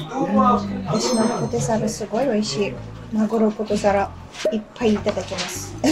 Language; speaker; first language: Japanese; non-native, fluent; Russian